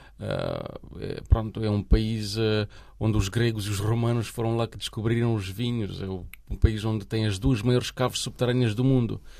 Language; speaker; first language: Portuguese; non-native, fluent; Romanian